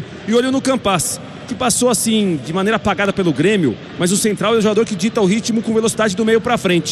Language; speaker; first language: Portuguese; native; Portuguese